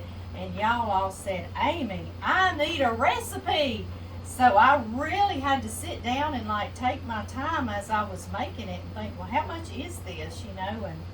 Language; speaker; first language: English; native; English